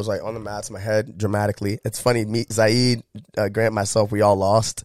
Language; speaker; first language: English; native; English